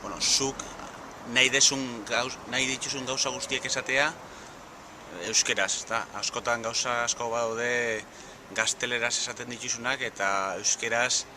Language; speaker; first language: Basque; native; Basque